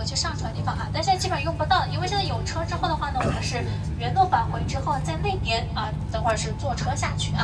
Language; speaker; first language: Chinese; native; Chinese